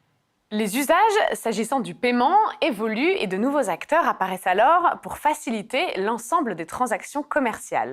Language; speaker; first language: French; native; French